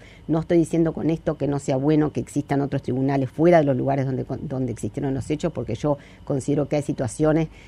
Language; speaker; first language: Spanish; native; Spanish